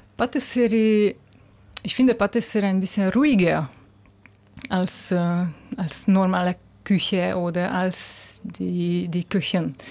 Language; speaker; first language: German; non-native, learner; Hungarian